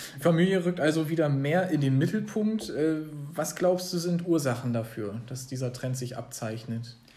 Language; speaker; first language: German; native; German